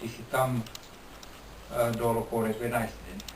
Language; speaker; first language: Bulgarian; non-native, learner; Finnish